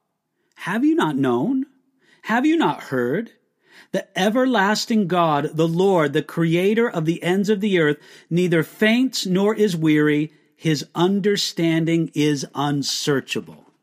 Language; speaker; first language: English; native; English